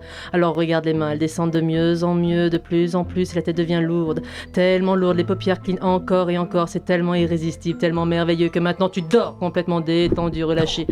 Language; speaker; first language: French; native; French